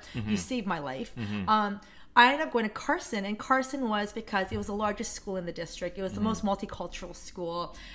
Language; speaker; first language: English; non-native, fluent; Korean